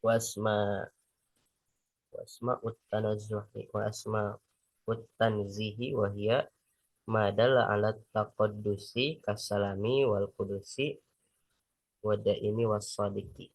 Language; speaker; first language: Arabic; non-native, fluent; Indonesian